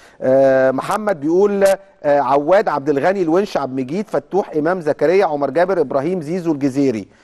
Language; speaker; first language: Arabic; native; Arabic